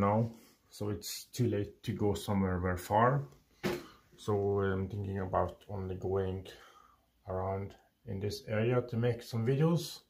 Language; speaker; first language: English; non-native, fluent; Norwegian